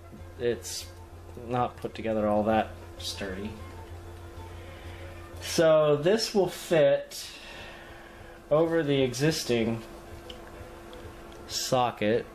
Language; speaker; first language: English; native; English